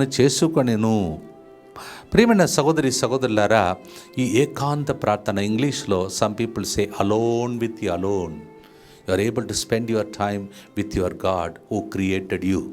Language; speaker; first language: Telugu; non-native, fluent; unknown